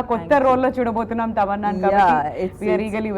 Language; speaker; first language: Telugu; native; Telugu